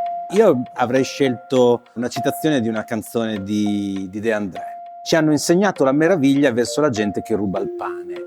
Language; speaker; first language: Italian; native; Italian